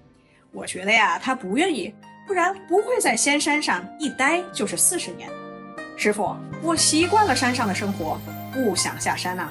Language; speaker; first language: Chinese; native; Chinese